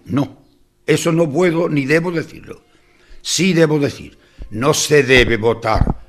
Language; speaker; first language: Spanish; native; Spanish